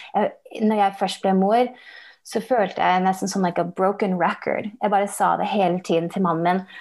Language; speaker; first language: Norwegian; early bilingual, heritage; English